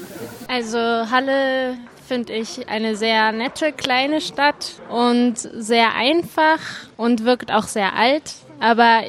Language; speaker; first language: German; non-native, fluent; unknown